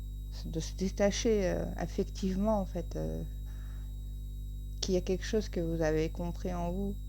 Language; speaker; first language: French; native; French